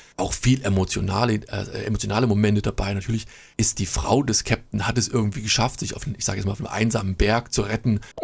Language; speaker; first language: German; native; German